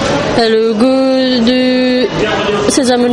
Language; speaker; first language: French; non-native, learner; Japanese